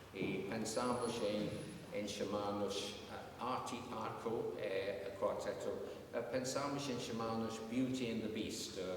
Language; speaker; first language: Portuguese; non-native, learner; English